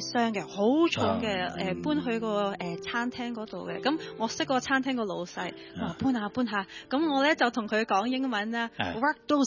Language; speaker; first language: Cantonese; non-native, fluent; English